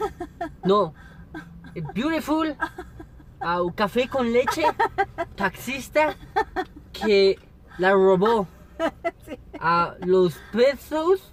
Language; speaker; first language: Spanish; native; Spanish